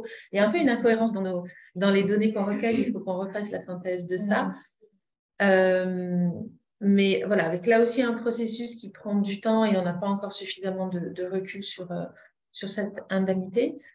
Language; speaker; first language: French; native; French